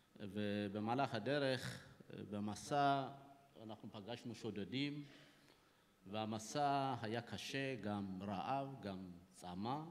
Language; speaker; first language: Hebrew; non-native, fluent; Amharic